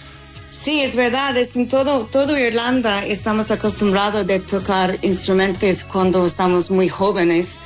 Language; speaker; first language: Spanish; non-native, learner; English